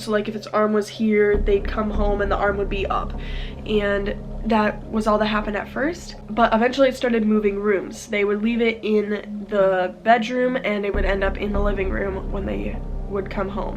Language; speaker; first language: English; native; English